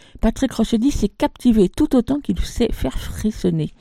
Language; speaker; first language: French; native; French